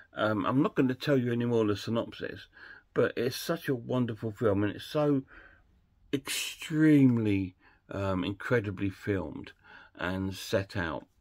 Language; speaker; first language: English; native; English